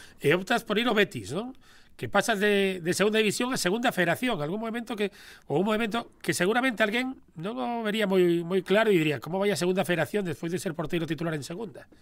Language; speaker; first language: Galician; native; Galician